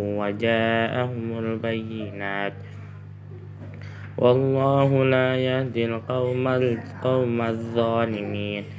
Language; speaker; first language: Arabic; non-native, learner; Indonesian